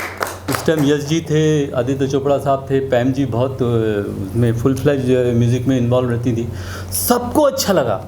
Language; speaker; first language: Hindi; native; Hindi